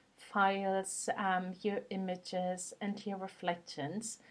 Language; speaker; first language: English; non-native, fluent; German